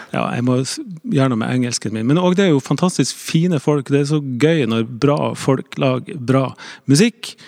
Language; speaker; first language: Norwegian; native; Norwegian